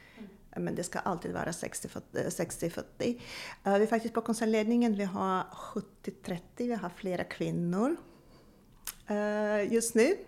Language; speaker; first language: Swedish; non-native, fluent; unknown